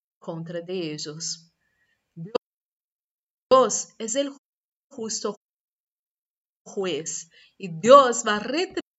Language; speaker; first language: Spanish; non-native, learner; Portuguese